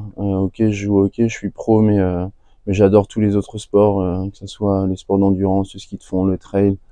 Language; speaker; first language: French; native; French